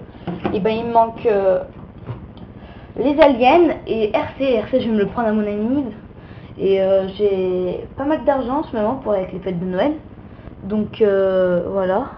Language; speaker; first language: French; native; French